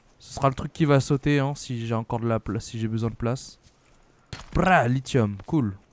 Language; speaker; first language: French; native; French